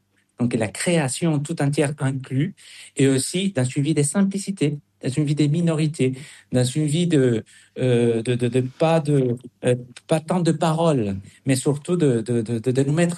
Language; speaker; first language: French; non-native, fluent; Spanish